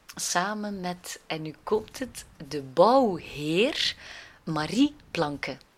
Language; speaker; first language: Dutch; native; Dutch